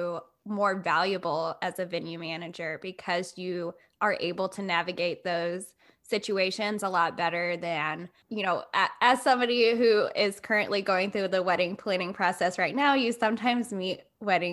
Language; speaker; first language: English; native; English